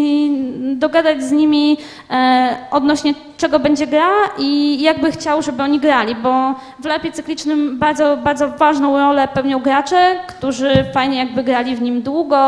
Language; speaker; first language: Polish; native; Polish